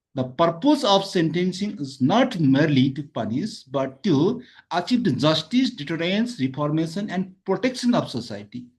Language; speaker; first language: English; non-native, local second language; Nepali